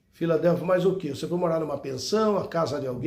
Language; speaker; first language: Portuguese; native; Portuguese